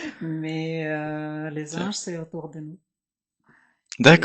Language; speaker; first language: French; non-native, fluent; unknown